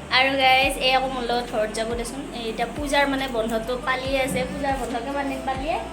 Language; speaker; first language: Assamese; native; Assamese